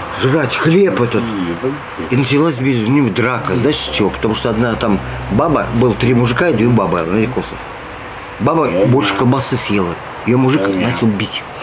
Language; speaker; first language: Russian; native; Russian